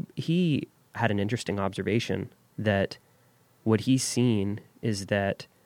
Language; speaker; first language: English; native; English